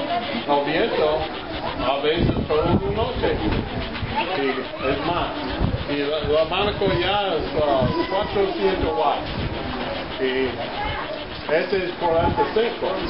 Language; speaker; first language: Spanish; non-native, learner; English